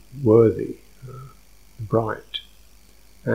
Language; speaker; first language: English; native; English